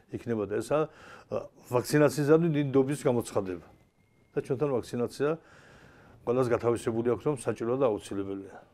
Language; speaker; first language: Georgian; native; Georgian